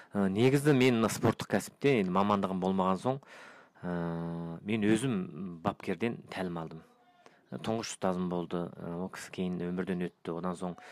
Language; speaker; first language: Kazakh; early bilingual, heritage; Kazakh